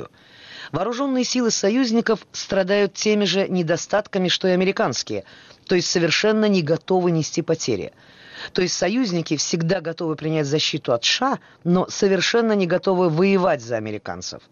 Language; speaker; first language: Russian; native; Russian